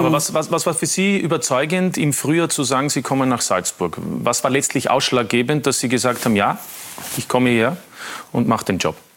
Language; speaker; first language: German; native; German